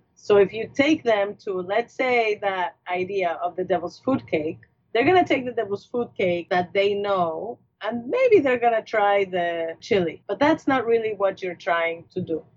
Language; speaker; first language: English; non-native, fluent; Spanish